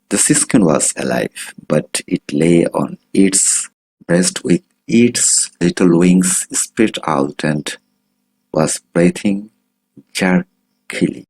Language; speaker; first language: English; non-native, local second language; Bangla